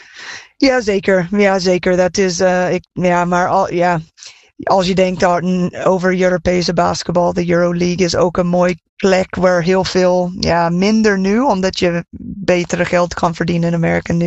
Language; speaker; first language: Dutch; non-native, fluent; English